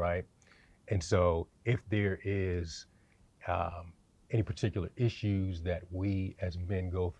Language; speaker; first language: English; native; English